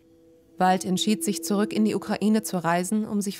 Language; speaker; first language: German; native; German